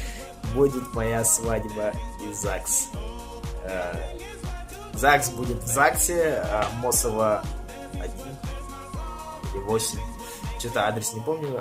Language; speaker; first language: Russian; non-native, local second language; Yakut